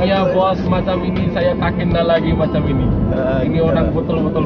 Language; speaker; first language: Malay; non-native, learner; Bangla